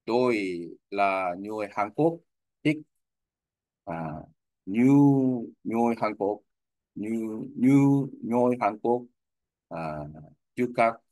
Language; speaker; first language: Vietnamese; non-native, learner; Korean